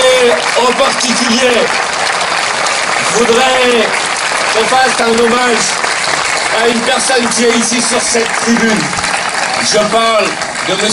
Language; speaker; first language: French; native; French